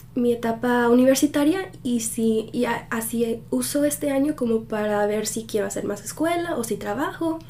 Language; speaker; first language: Spanish; early bilingual, heritage; Spanish